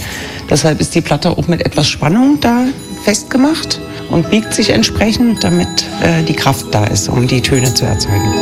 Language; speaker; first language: German; native; German